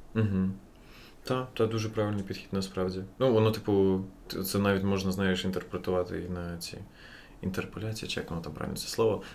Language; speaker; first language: Ukrainian; non-native, local second language; Russian